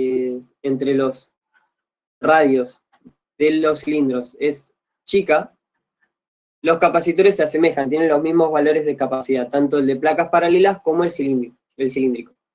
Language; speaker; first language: Spanish; native; Spanish